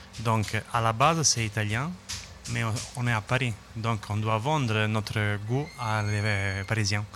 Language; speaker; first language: French; non-native, learner; Italian